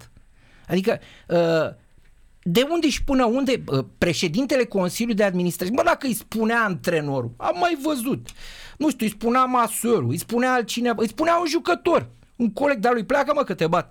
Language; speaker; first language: Romanian; native; Romanian